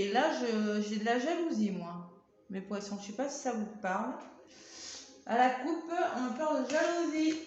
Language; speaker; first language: French; native; French